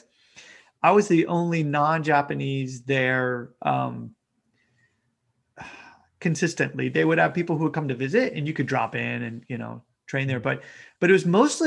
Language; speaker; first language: English; native; English